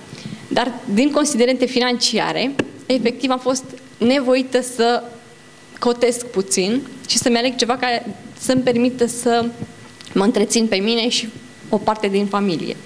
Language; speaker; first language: Romanian; native; Romanian